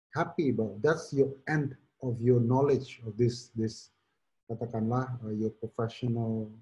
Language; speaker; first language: English; non-native, fluent; Indonesian